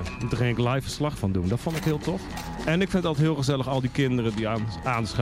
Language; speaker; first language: Dutch; native; Dutch